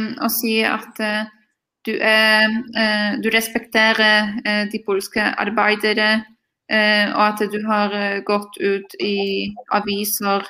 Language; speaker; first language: Norwegian; non-native, fluent; Polish